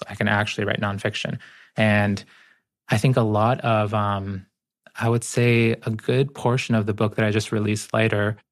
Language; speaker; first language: English; early bilingual, other home language; Spanish